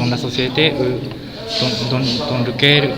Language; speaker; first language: French; non-native, fluent; Japanese